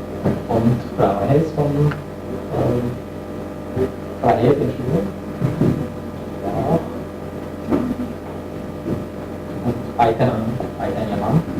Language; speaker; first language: German; non-native, fluent; Turkish